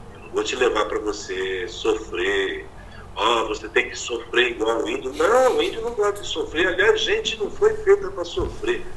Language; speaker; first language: Portuguese; native; Portuguese